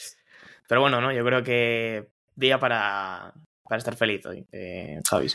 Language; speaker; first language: Spanish; native; Spanish